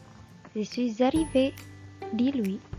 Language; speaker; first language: French; non-native, learner; Indonesian